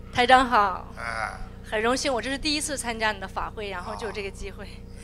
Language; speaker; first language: Chinese; native; Chinese